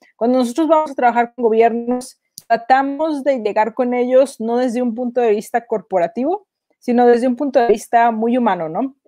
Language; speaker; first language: Spanish; native; Spanish